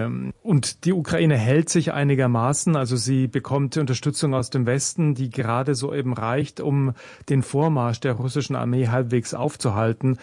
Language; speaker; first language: German; native; German